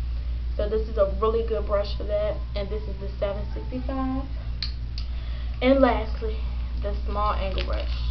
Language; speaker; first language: English; native; English